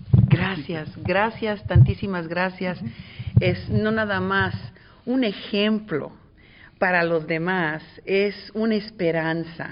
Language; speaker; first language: Spanish; native; Spanish